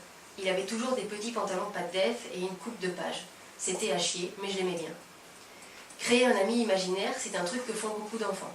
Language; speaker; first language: French; native; French